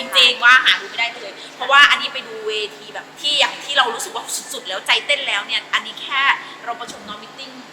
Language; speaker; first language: Thai; native; Thai